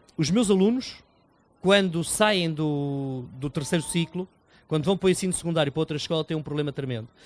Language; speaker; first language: Portuguese; native; Portuguese